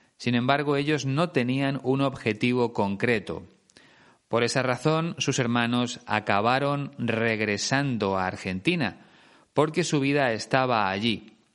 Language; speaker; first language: Spanish; native; Spanish